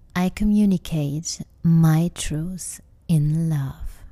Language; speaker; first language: English; non-native, fluent; German